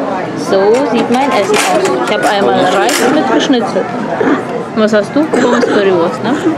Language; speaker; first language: German; native; German